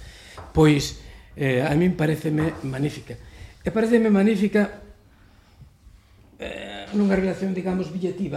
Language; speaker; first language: Galician; native; Galician